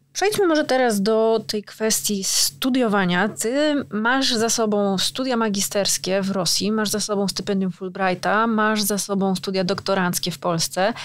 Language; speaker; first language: Polish; native; Polish